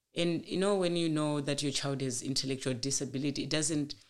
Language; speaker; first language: English; non-native, local second language; Shona